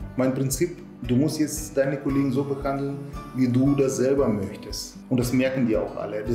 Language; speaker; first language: German; non-native, fluent; Russian